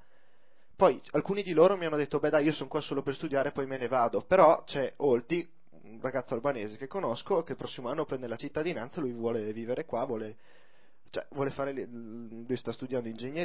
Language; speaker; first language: Italian; native; Italian